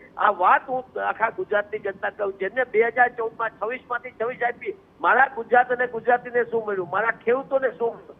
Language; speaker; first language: Gujarati; native; Gujarati